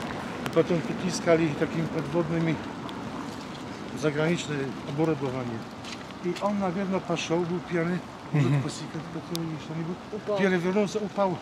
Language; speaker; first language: Russian; non-native, learner; Polish